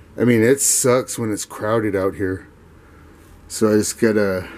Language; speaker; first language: English; native; English